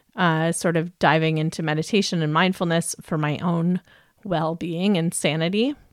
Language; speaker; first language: English; native; English